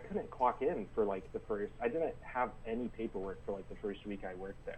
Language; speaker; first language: English; native; English